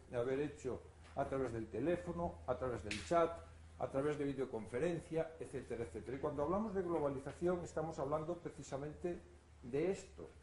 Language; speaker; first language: Spanish; non-native, local second language; Galician